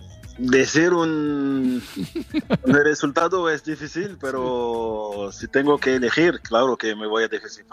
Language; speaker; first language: Spanish; non-native, fluent; French